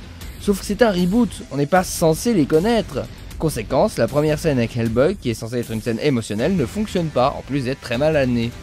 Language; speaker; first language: French; native; French